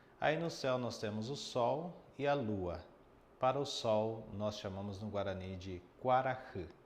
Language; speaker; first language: Portuguese; non-native, fluent; Guarani